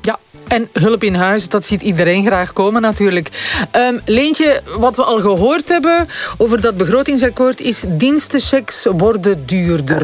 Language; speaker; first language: Dutch; native; Dutch